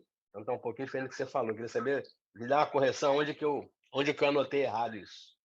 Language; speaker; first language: Portuguese; native; Portuguese